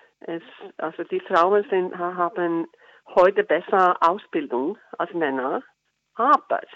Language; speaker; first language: German; non-native, learner; Icelandic